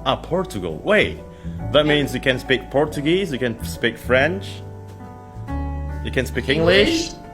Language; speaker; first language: English; non-native, fluent; Indonesian